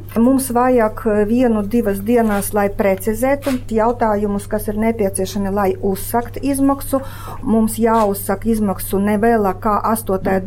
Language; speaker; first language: Latvian; non-native, local second language; Russian